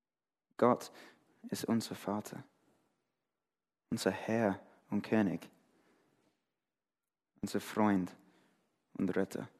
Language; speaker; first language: German; non-native, fluent; English